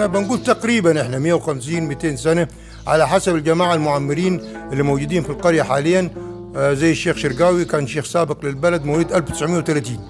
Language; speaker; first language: Arabic; native; Arabic